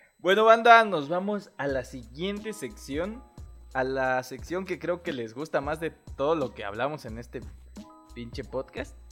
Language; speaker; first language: Spanish; native; Spanish